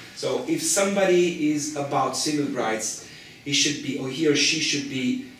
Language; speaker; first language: English; non-native, fluent; Italian